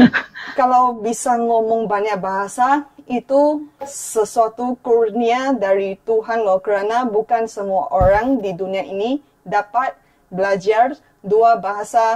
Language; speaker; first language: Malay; non-native, fluent; Chinese